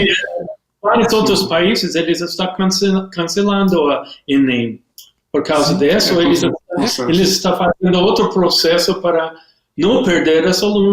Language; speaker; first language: Portuguese; non-native, learner; English